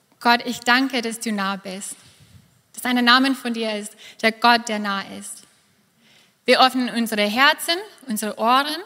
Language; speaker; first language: German; non-native, fluent; English